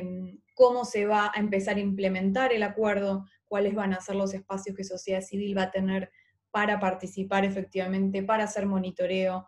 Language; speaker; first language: Spanish; native; Spanish